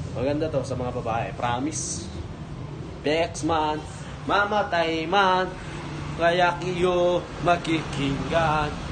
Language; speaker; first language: Filipino; non-native, local second language; Pampanga